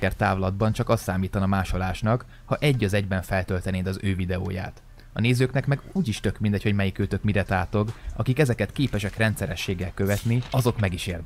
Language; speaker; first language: Hungarian; native; Hungarian